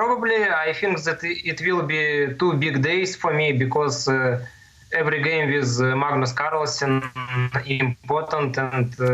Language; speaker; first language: English; non-native, learner; Russian